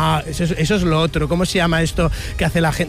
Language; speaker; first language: Spanish; native; Spanish